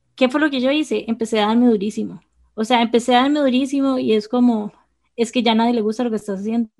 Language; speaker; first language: Spanish; native; Spanish